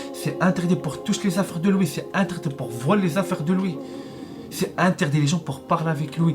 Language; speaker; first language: French; non-native, learner; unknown